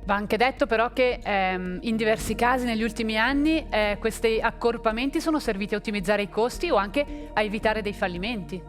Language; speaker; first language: Italian; native; Italian